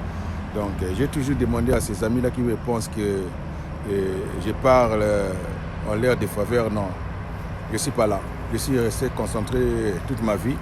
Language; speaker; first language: French; non-native, local second language; Lingala